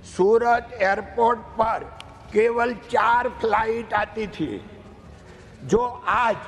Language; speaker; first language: Hindi; non-native, local second language; Gujarati